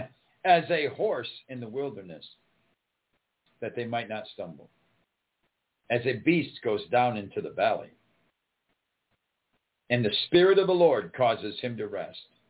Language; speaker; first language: English; native; English